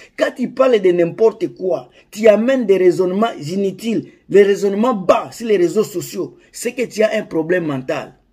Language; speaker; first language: French; non-native, local second language; Lingala